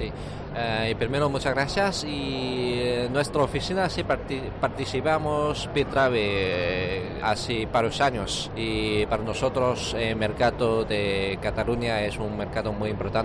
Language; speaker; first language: Spanish; non-native, fluent; Chinese